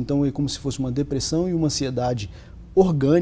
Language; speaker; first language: Portuguese; native; Portuguese